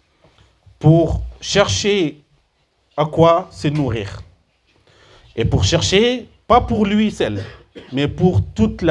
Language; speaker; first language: French; early bilingual, other home language; Soninke